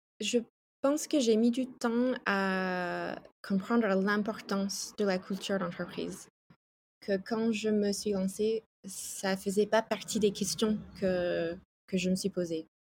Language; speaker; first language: French; non-native, fluent; English